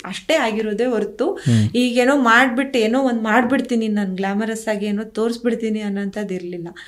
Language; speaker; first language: Kannada; native; Kannada